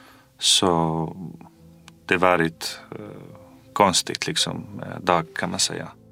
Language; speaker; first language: Swedish; non-native, fluent; Arabic